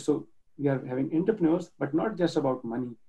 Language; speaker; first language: English; non-native, local second language; Urdu